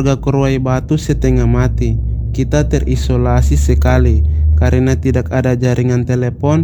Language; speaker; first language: Indonesian; non-native, local second language; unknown